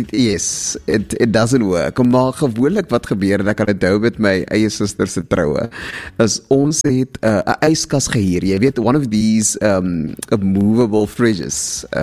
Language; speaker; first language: Afrikaans; non-native, local second language; Southern Sotho